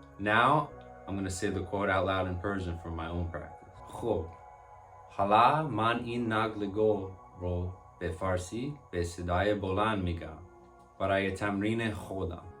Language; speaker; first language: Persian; non-native, learner; English